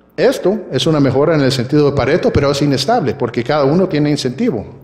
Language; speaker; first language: Spanish; early bilingual, heritage; Spanish